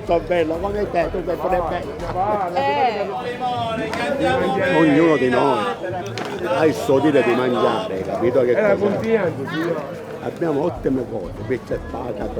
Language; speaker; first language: Italian; native; Italian